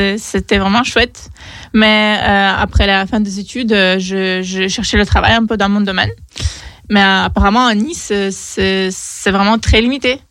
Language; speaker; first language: French; non-native, fluent; Ukrainian